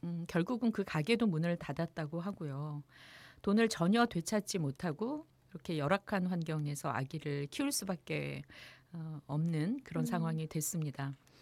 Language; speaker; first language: Korean; native; Korean